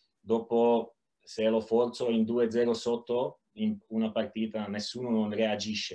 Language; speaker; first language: Italian; non-native, learner; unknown